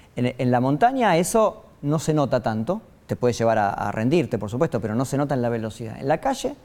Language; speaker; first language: Spanish; native; Spanish